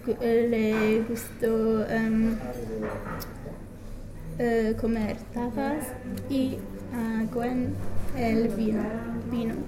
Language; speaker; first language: Spanish; non-native, learner; English